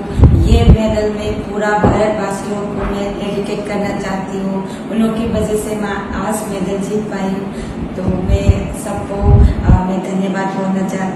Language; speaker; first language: Hindi; non-native, local second language; Manipuri